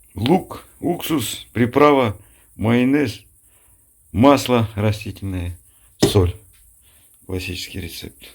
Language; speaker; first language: Russian; non-native, local second language; Kazakh